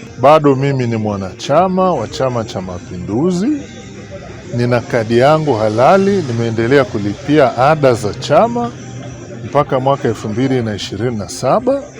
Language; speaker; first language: Swahili; native; Swahili